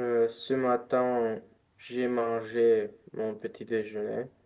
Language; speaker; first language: French; non-native, learner; Romanian